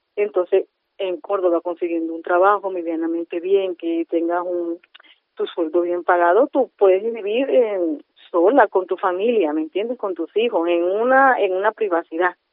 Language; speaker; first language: Spanish; native; Spanish